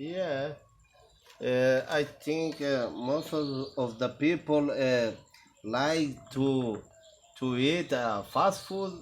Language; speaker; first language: English; non-native, learner; Spanish